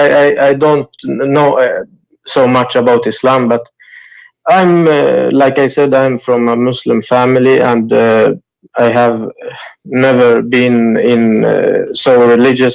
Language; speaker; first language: English; non-native, learner; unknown